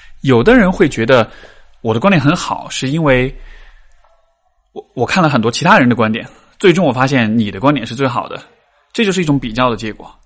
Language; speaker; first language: Chinese; native; Chinese